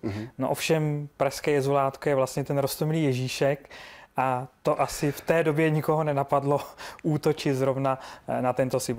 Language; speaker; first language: Czech; native; Czech